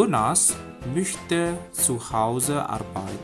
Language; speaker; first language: German; non-native, fluent; Indonesian